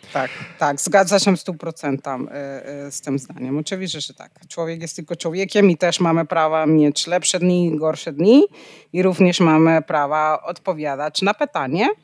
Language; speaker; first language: Polish; non-native, fluent; Spanish